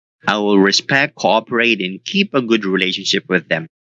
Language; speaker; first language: English; non-native, local second language; Filipino